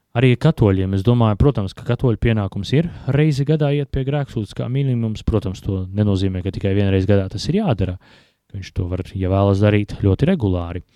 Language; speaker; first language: Latvian; native; Latvian